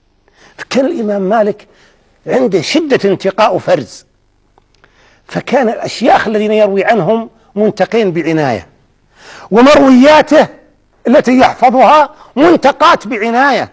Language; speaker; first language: Arabic; native; Arabic